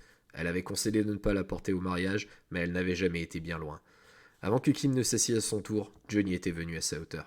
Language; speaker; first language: French; native; French